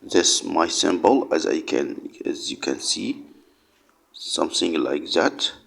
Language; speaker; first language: English; non-native, learner; Arabic